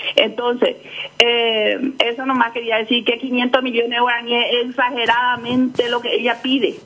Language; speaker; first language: Spanish; native; Spanish